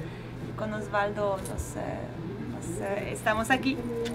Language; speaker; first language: Spanish; non-native, learner; French